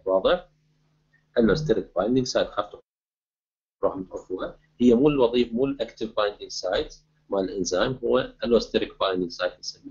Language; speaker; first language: Arabic; native; Arabic